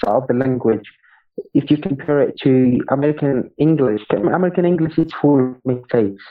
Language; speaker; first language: English; non-native, fluent; Arabic